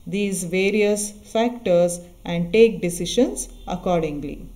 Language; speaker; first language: English; non-native, local second language; Kannada